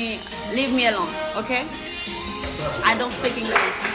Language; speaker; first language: English; non-native, learner; Haitian Creole